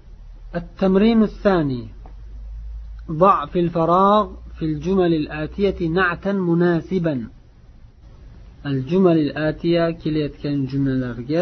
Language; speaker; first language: Arabic; non-native, fluent; Uzbek